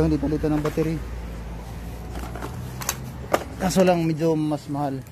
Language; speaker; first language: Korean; non-native, learner; Filipino